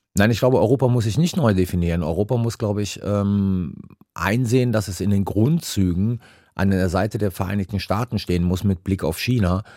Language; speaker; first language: German; native; German